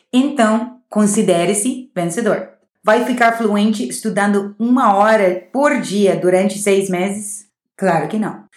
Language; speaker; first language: Portuguese; non-native, fluent; English